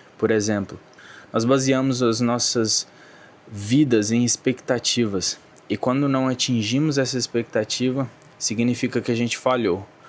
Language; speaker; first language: Portuguese; native; Portuguese